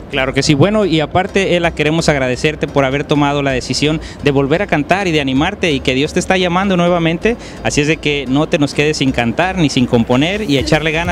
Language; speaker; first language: Spanish; native; Spanish